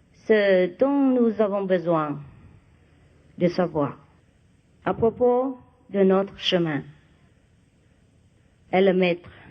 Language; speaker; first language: French; non-native, learner; Vietnamese